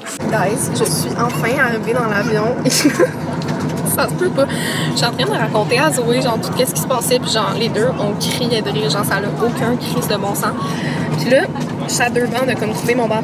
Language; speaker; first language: French; native; French